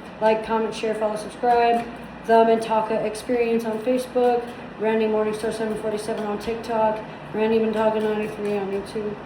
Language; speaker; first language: English; native; English